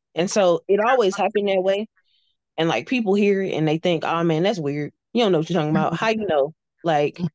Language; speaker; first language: English; native; English